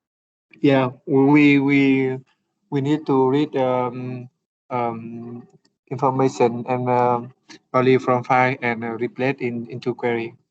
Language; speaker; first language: English; non-native, learner; Vietnamese